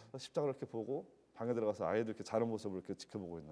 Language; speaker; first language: Korean; native; Korean